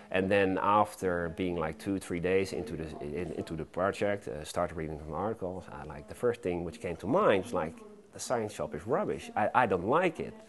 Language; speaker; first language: English; non-native, fluent; Dutch